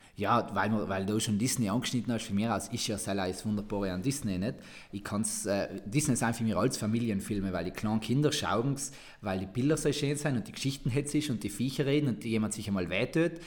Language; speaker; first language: German; native; German